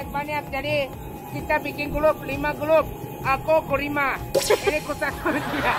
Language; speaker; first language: Indonesian; native; Indonesian